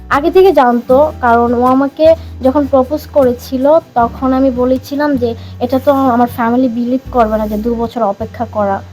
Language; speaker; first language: Bangla; native; Bangla